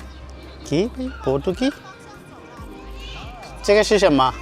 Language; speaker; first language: Chinese; non-native, learner; Bangla